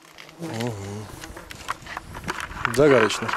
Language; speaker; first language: Russian; native; Russian